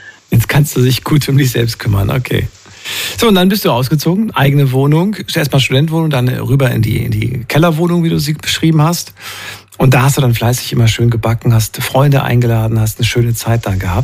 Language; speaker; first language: German; native; German